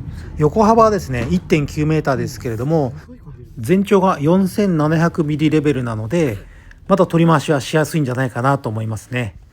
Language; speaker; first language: Japanese; native; Japanese